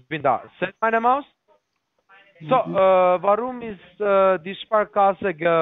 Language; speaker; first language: German; non-native, learner; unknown